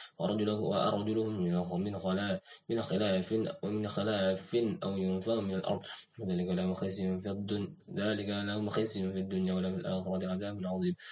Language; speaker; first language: Arabic; non-native, learner; Indonesian